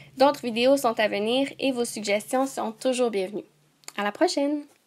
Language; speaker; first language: French; native; French